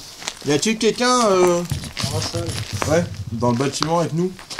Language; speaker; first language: French; native; French